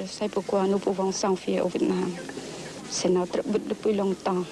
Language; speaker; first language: French; non-native, learner; Khmer